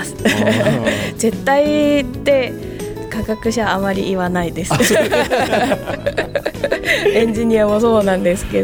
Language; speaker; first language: Japanese; non-native, fluent; Korean